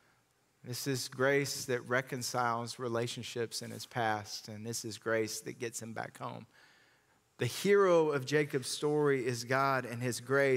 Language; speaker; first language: English; native; English